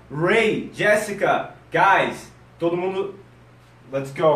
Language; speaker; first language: English; non-native, fluent; Portuguese